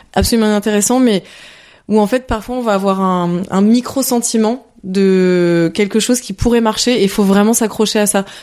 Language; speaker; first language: French; native; French